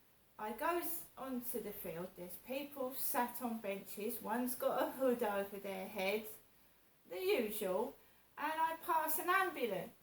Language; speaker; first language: English; native; English